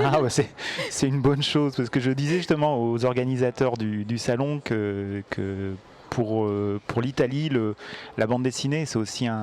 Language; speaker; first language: French; native; French